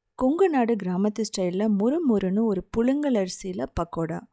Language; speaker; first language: Tamil; native; Tamil